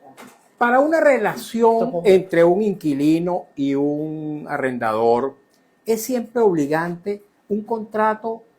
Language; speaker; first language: Spanish; native; Spanish